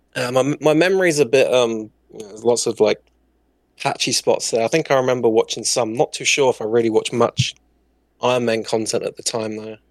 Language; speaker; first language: English; native; English